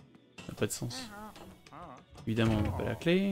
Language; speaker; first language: French; native; French